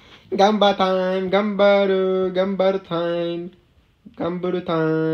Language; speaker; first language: Japanese; non-native, learner; English